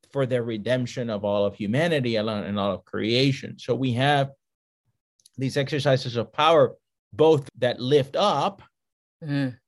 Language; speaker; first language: English; early bilingual, other home language; Spanish